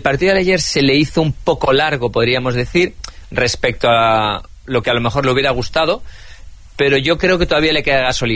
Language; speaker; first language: Spanish; native; Spanish